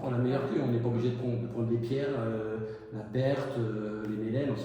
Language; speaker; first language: French; native; French